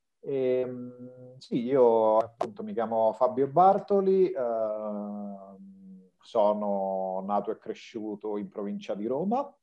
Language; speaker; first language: Italian; native; Italian